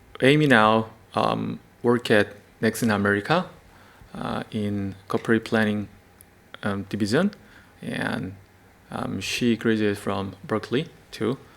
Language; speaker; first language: English; non-native, learner; Korean